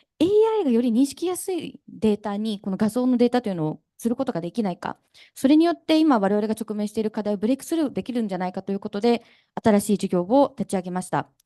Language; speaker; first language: Japanese; native; Japanese